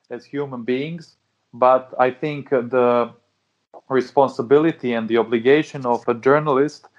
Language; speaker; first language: English; non-native, fluent; Serbian